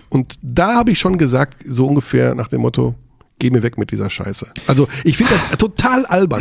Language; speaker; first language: German; native; German